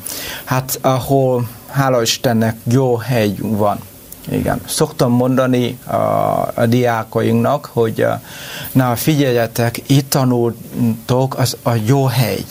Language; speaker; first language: Hungarian; non-native, learner; Vietnamese